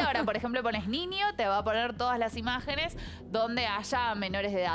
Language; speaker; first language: Spanish; native; Spanish